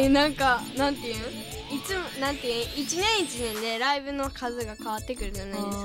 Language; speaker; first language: Japanese; native; Japanese